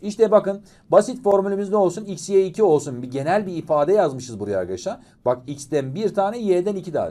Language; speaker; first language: Turkish; native; Turkish